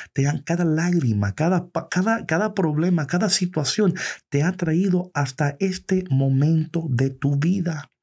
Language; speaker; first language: Spanish; early bilingual, heritage; Spanish